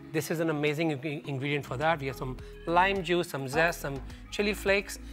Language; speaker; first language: English; non-native, local second language; Punjabi